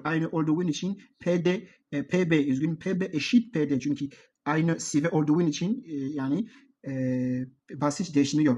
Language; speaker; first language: Turkish; non-native, learner; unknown